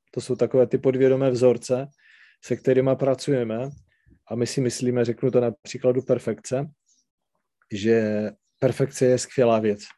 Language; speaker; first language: Czech; non-native, local second language; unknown